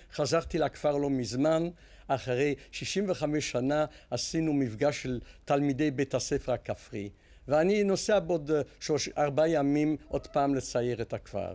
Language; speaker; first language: Hebrew; non-native, fluent; French